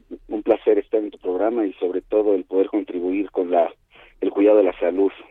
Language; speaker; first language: Spanish; native; Spanish